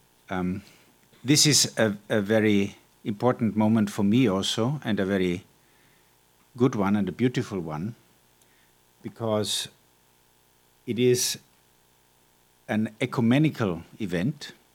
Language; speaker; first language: English; non-native, fluent; German